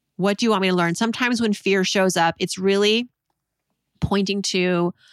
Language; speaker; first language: English; native; English